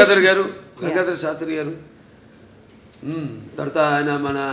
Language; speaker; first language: Telugu; native; Telugu